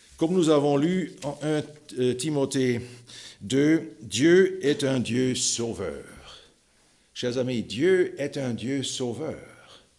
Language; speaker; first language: French; non-native, fluent; German